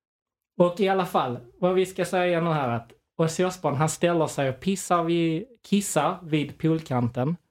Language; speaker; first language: Swedish; native; Swedish